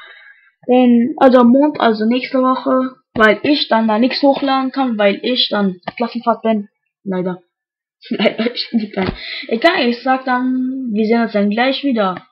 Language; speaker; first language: German; native; German